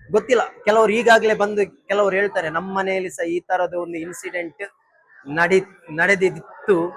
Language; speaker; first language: Kannada; native; Kannada